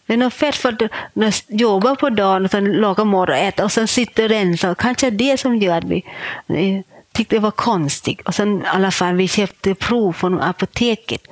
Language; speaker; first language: Swedish; non-native, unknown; Thai